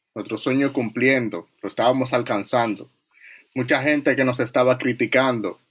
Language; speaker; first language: English; non-native, learner; Spanish